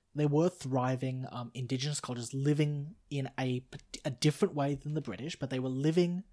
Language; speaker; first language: English; native; English